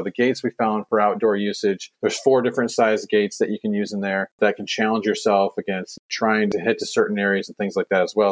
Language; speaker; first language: English; native; English